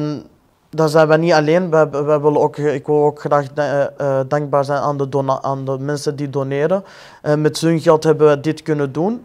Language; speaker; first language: Dutch; non-native, fluent; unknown